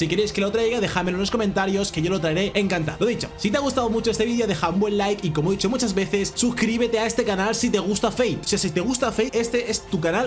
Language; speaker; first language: Spanish; native; Spanish